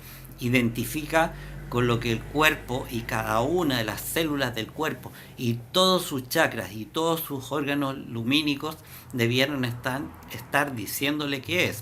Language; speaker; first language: Spanish; native; Spanish